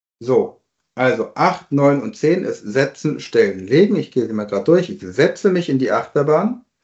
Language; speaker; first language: German; native; German